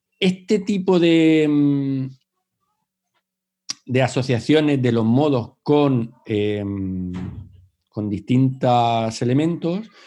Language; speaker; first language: Spanish; native; Spanish